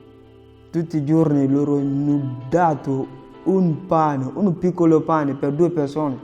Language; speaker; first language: Italian; non-native, learner; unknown